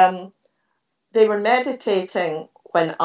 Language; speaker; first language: English; native; English